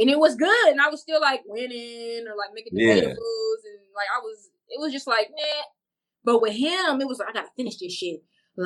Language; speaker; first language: English; native; English